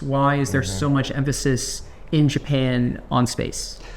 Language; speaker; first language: English; native; English